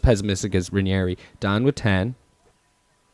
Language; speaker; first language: English; native; English